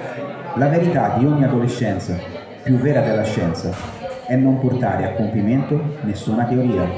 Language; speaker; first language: Italian; native; Italian